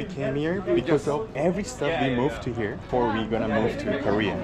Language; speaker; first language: English; non-native, learner; Korean